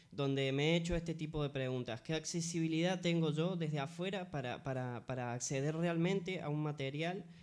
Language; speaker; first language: Spanish; native; Spanish